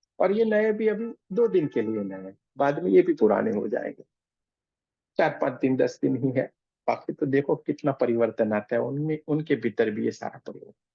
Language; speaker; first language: Hindi; non-native, local second language; Gujarati